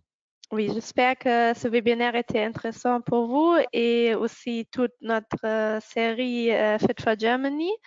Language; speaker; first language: French; non-native, fluent; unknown